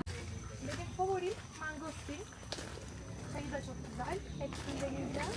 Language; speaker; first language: Turkish; native; Turkish